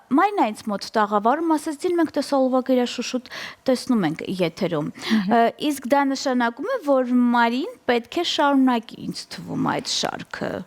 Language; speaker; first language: Armenian; native; Armenian